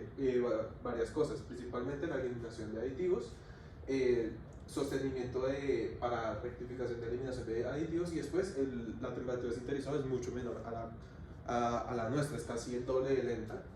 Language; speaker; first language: Spanish; native; Spanish